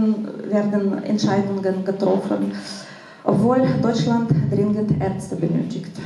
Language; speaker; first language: German; non-native, fluent; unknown